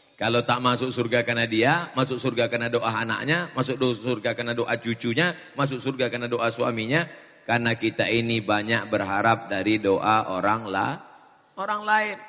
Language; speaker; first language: Indonesian; native; Indonesian